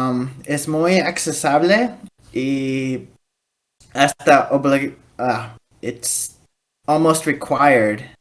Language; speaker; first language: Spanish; early bilingual, heritage; Spanish